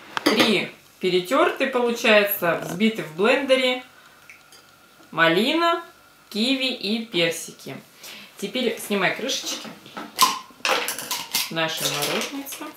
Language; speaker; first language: Russian; native; Russian